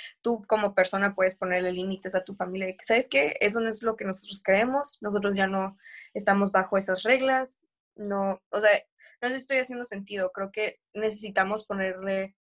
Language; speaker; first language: Spanish; early bilingual, heritage; Spanish